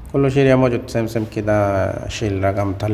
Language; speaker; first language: Arabic; non-native, learner; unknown